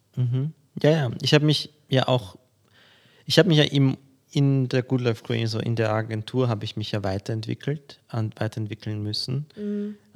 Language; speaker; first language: German; early bilingual, other home language; Polish